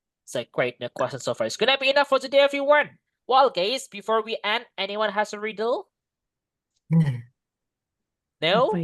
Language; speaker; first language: English; non-native, fluent; Indonesian